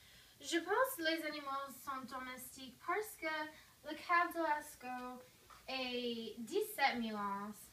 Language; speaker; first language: French; non-native, learner; English